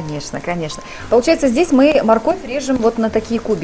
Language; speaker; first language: Russian; native; Russian